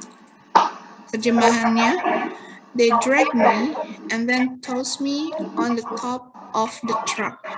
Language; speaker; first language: English; non-native, learner; Indonesian